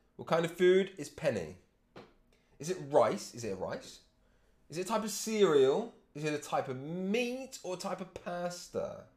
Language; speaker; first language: English; native; English